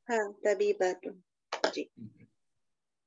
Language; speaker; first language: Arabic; non-native, learner; Urdu